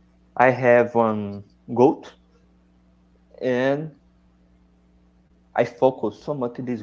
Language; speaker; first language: English; non-native, learner; Portuguese